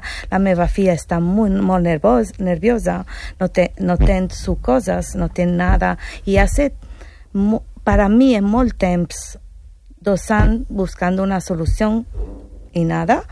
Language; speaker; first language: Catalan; non-native, learner; Spanish